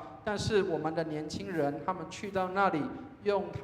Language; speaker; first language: Chinese; native; Chinese